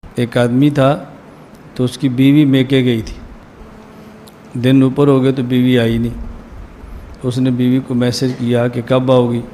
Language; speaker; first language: Urdu; non-native, local second language; Punjabi